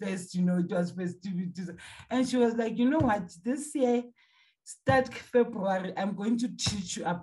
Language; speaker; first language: English; non-native, local second language; Tsonga